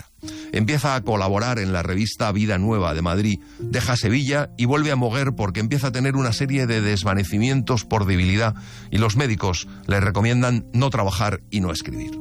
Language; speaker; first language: Spanish; native; Spanish